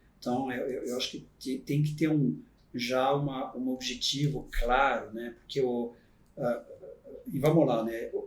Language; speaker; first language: Portuguese; non-native, fluent; French